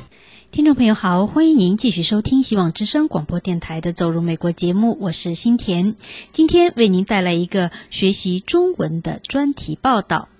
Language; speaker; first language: Chinese; native; Chinese